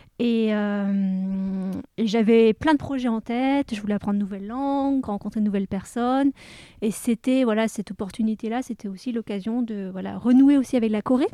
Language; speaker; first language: French; native; French